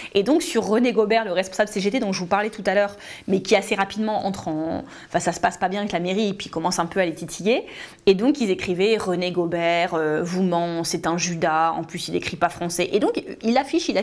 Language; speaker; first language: French; native; French